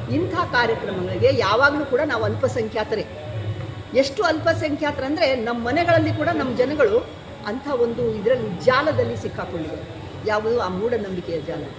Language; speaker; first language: Kannada; non-native, local second language; Lambadi